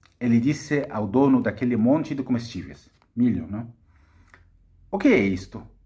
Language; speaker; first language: Portuguese; non-native, fluent; Arabic